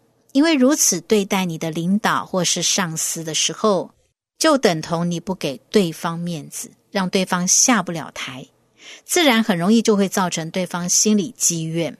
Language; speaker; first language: Chinese; native; Chinese